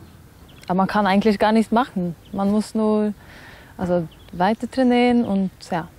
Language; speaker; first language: German; non-native, fluent; Norwegian